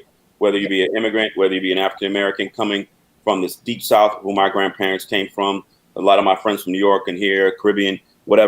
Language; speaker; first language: English; native; English